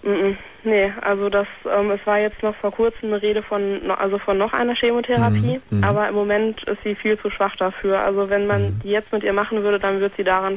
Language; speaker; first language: German; native; German